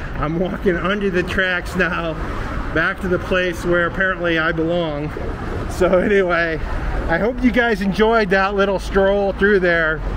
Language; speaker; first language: English; native; English